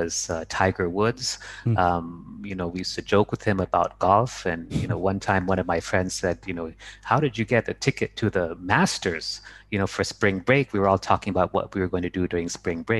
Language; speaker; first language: English; native; English